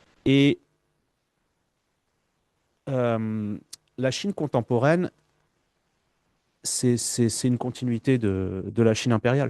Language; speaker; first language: French; native; French